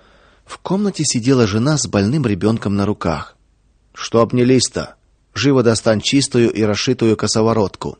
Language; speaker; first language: Russian; native; Russian